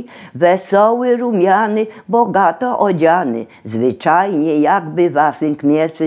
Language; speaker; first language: Polish; native; Polish